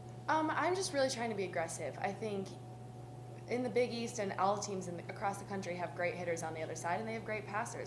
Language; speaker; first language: English; native; English